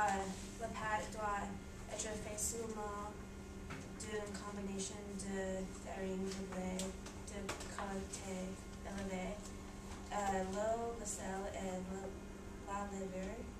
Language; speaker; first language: French; non-native, learner; English